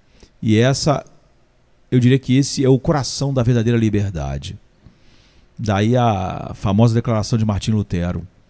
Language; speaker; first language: Portuguese; native; Portuguese